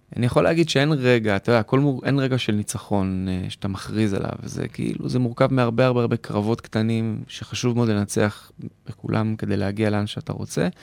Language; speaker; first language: Hebrew; native; Hebrew